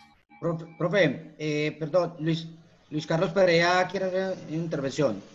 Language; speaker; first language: Spanish; native; Spanish